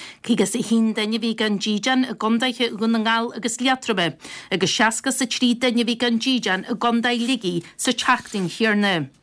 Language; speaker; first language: Irish; native; Irish